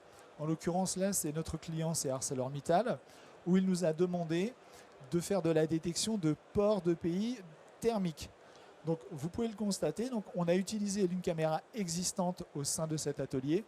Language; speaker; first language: French; native; French